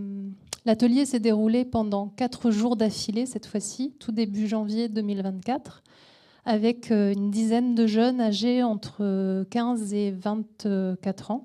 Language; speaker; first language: French; native; French